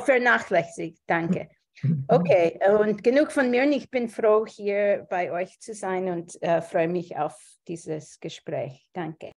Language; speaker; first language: German; non-native, fluent; English